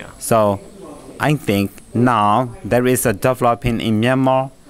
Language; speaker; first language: English; non-native, learner; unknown